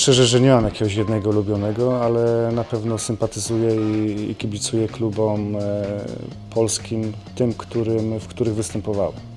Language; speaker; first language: Polish; native; Polish